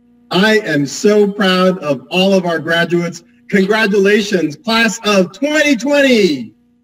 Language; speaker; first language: English; native; English